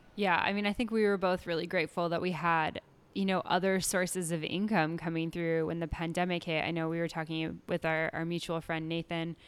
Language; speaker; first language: English; native; English